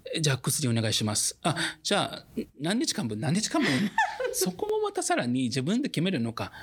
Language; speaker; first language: Japanese; non-native, fluent; Arabic